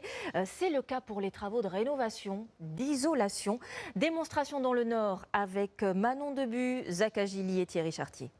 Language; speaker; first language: French; native; French